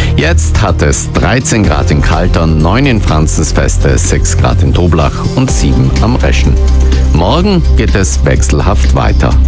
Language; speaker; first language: German; native; German